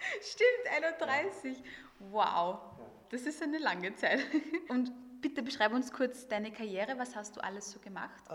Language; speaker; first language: German; native; German